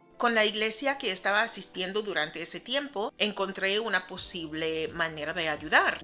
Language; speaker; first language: Spanish; non-native, fluent; English